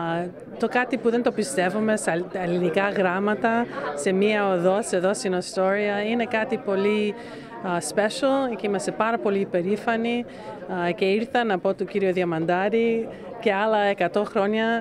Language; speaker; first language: Greek; early bilingual, heritage; Greek